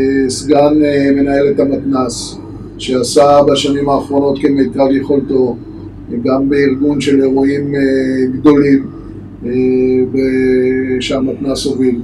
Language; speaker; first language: Hebrew; native; Hebrew